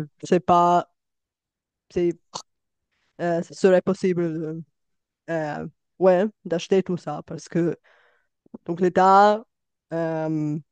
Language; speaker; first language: French; non-native, fluent; Bulgarian